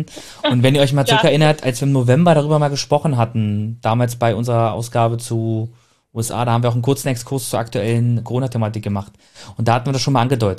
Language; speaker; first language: German; native; German